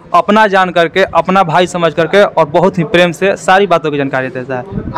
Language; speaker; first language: Hindi; native; Hindi